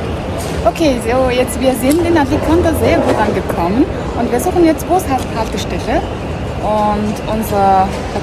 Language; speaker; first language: German; non-native, learner; Mongolian